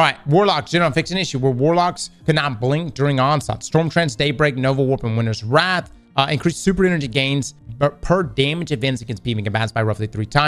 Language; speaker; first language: English; native; English